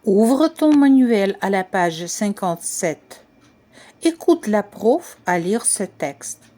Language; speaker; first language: French; non-native, fluent; Ukrainian